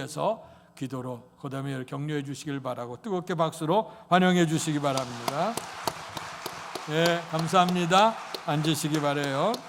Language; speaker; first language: Korean; native; Korean